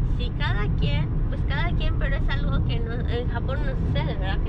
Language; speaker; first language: Spanish; native; Spanish